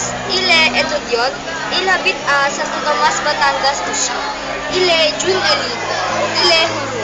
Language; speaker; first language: French; non-native, learner; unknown